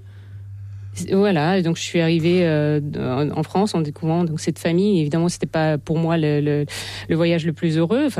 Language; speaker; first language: French; non-native, fluent; Russian